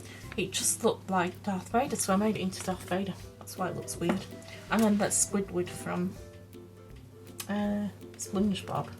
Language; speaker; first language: English; native; English